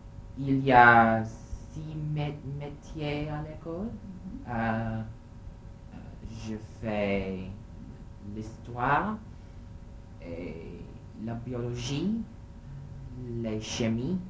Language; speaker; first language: French; non-native, learner; English